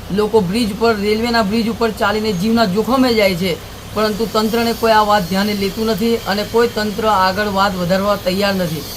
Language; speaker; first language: Gujarati; native; Gujarati